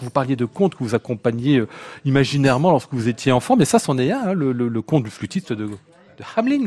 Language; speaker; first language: French; native; French